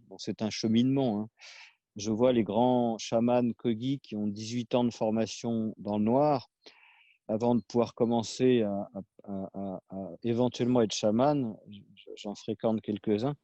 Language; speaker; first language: French; native; French